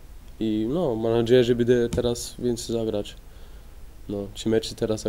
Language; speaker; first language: Polish; early bilingual, heritage; Polish